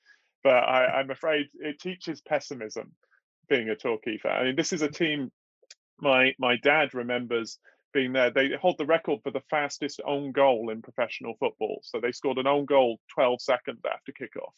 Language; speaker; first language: English; native; English